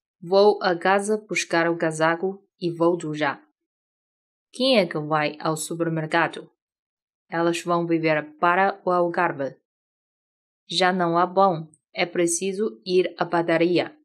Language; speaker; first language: Portuguese; non-native, fluent; Chinese